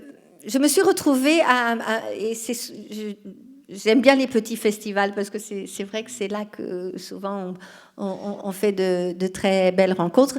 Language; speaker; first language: French; non-native, fluent; Portuguese